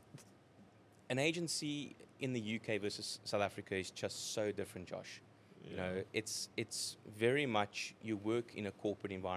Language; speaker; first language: English; native; English